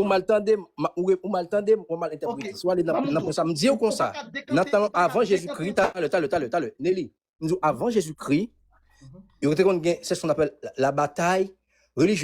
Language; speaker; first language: French; non-native, local second language; Haitian Creole